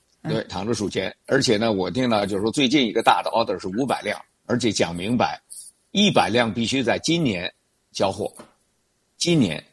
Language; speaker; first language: Chinese; native; Chinese